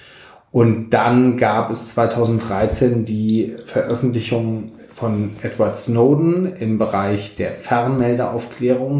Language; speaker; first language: German; native; German